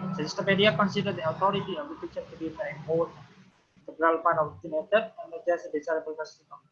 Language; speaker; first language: English; non-native, fluent; Indonesian